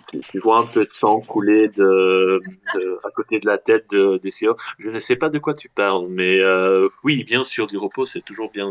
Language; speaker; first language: French; non-native, fluent; Dutch